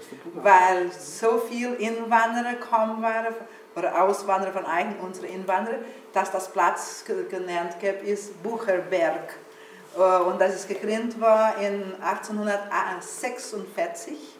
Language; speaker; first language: German; early bilingual, heritage; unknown